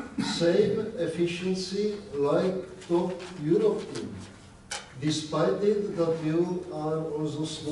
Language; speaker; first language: English; non-native, learner; Czech